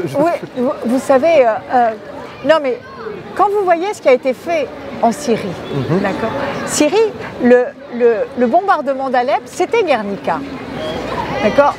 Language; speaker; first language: French; non-native, fluent; Spanish